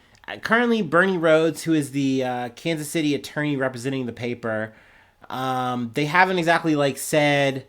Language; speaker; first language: English; native; English